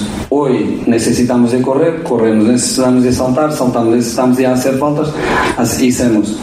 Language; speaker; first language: Portuguese; non-native, learner; Spanish